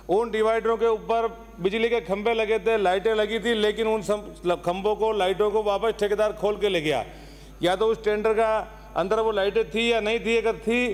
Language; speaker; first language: Hindi; native; Hindi